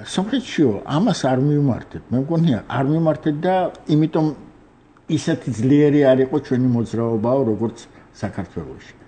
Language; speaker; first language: Georgian; non-native, local second language; Armenian